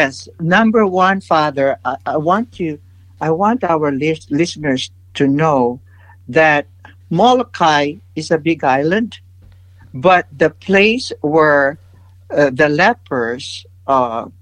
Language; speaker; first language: English; non-native, local second language; Filipino